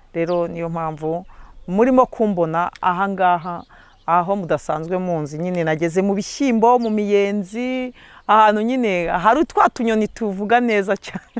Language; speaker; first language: Kinyarwanda; native; Kinyarwanda